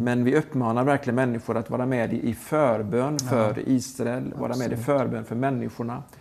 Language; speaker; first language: Swedish; native; Swedish